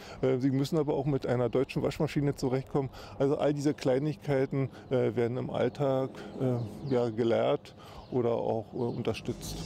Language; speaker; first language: German; native; German